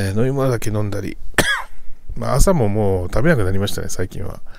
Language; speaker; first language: Japanese; native; Japanese